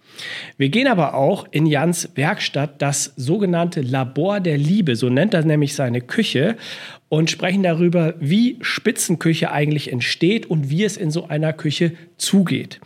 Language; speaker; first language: German; native; German